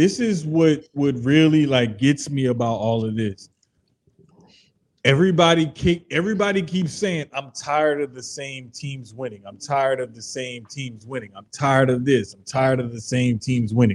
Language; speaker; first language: English; native; English